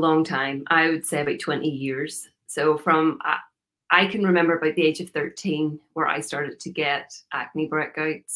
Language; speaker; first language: English; native; English